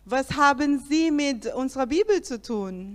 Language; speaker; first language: German; non-native, learner; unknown